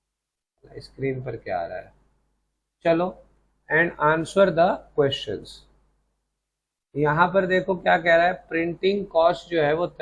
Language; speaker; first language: Hindi; native; Hindi